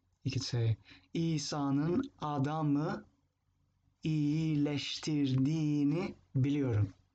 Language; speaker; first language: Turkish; non-native, fluent; English